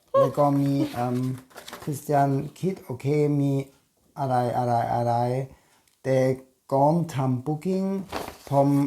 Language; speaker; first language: Thai; non-native, learner; German